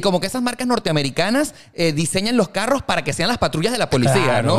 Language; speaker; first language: Spanish; native; Spanish